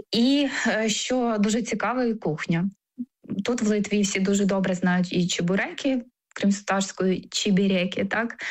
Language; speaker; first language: Ukrainian; non-native, local second language; Crimean Tatar